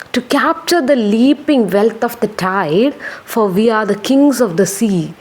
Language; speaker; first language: English; non-native, local second language; Malayalam